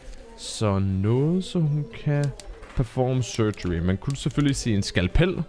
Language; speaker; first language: Danish; native; Danish